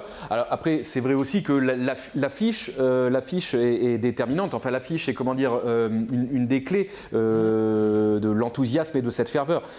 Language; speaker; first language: French; native; French